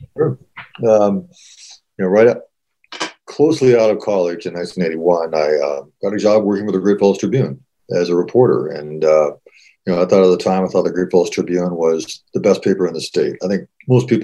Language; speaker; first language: English; native; English